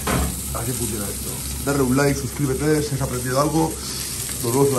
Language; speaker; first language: Spanish; native; Spanish